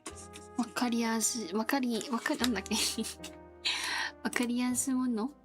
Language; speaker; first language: Japanese; non-native, learner; Korean